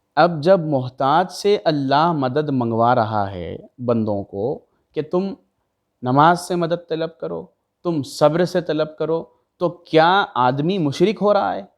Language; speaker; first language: Urdu; native; Urdu